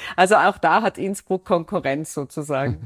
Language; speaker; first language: German; native; German